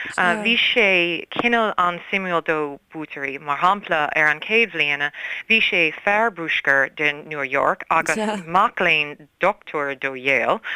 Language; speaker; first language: Irish; non-native, learner; English